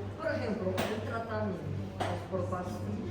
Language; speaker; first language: Spanish; non-native, learner; Portuguese